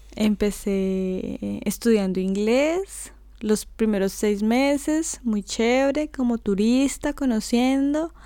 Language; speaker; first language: Spanish; native; Spanish